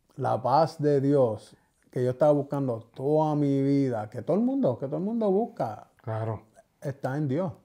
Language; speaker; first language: Spanish; early bilingual, heritage; Spanish